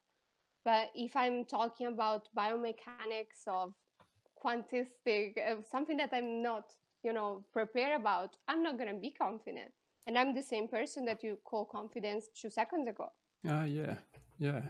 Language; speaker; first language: English; non-native, fluent; Italian